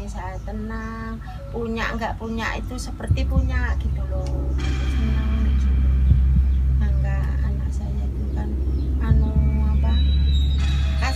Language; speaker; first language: Indonesian; non-native, local second language; Javanese